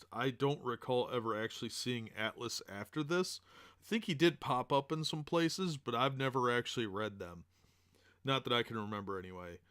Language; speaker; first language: English; native; English